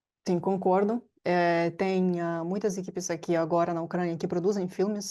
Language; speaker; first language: Portuguese; non-native, fluent; Ukrainian